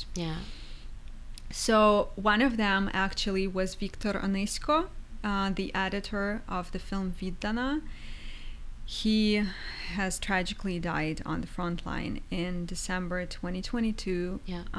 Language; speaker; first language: English; non-native, fluent; Ukrainian